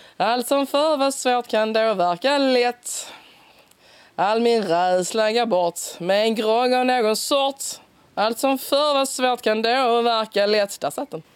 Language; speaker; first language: Swedish; native; Swedish